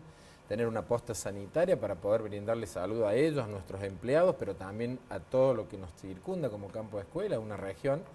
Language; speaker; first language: Spanish; native; Spanish